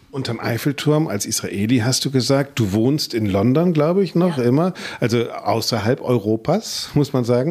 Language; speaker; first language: German; native; German